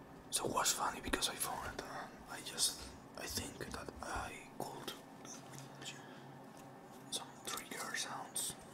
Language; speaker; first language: English; non-native, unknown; Spanish